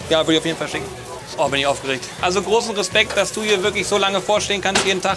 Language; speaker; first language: German; native; German